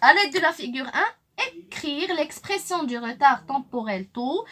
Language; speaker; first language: French; non-native, local second language; Arabic